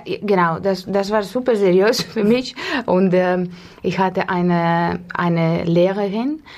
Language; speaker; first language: German; non-native, fluent; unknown